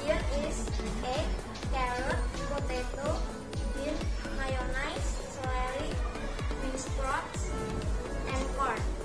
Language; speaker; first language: English; non-native, learner; Indonesian